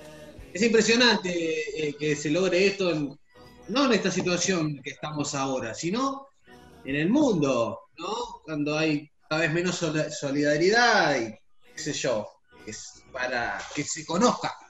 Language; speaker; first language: Spanish; native; Spanish